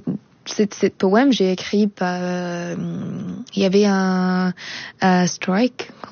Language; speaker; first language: French; non-native, fluent; Arabic